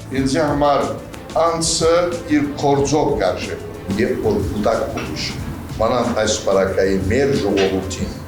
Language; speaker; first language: Armenian; early bilingual, heritage; Armenian